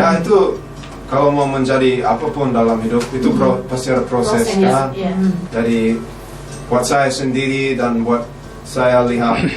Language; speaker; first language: Indonesian; non-native, fluent; English